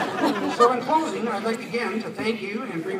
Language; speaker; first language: English; native; English